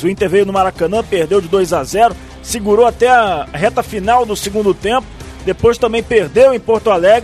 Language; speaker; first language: Portuguese; native; Portuguese